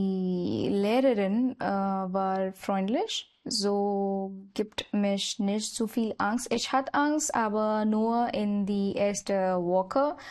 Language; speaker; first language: German; non-native, learner; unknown